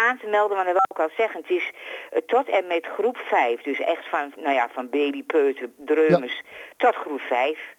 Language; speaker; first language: Dutch; native; Dutch